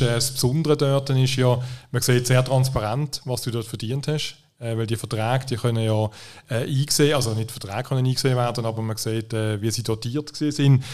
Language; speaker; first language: German; native; German